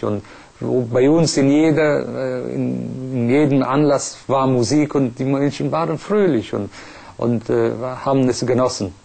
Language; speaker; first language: German; non-native, fluent; Persian